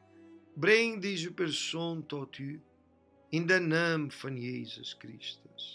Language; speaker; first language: Dutch; non-native, fluent; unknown